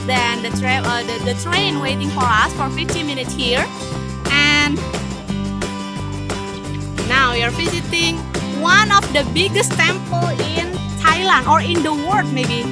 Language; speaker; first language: English; non-native, local second language; Indonesian